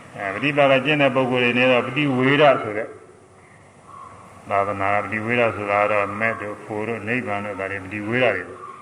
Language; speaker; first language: Burmese; native; Burmese